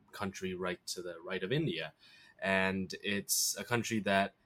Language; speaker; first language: English; early bilingual, other home language; Bangla